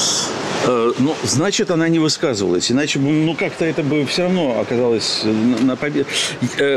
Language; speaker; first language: Russian; native; Russian